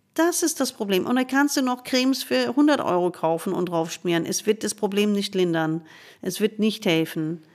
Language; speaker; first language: German; non-native, fluent; English